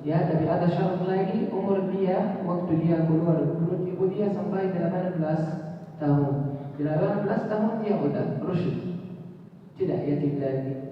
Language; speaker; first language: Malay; non-native, learner; Arabic